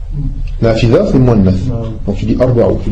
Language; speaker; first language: Arabic; non-native, fluent; French